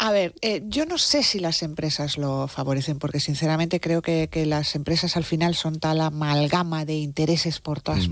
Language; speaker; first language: Spanish; native; Spanish